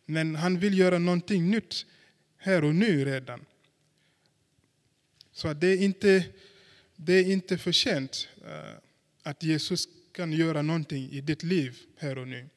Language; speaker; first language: Swedish; non-native, fluent; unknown